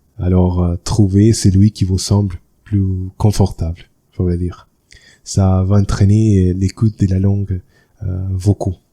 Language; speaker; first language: French; non-native, learner; Spanish